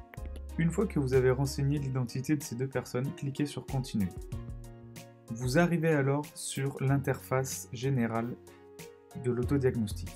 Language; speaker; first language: French; native; French